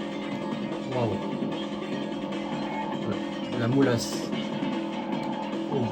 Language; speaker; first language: French; native; French